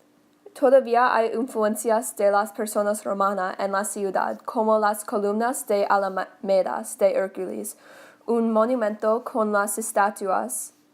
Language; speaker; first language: Spanish; non-native, learner; English